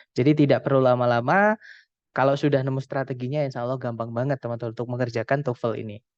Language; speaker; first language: Indonesian; non-native, local second language; Javanese